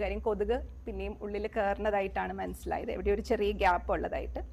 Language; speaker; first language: Malayalam; native; Malayalam